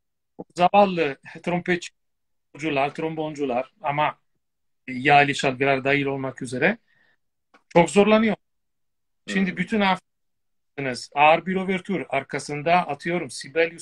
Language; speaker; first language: Turkish; non-native, fluent; Italian